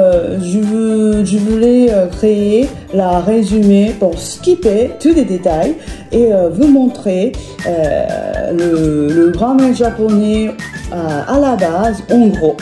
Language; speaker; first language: French; non-native, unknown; Japanese